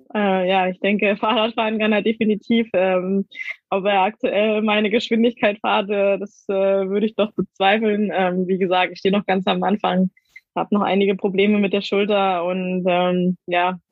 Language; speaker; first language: German; native; German